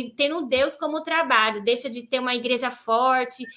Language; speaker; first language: Portuguese; native; Portuguese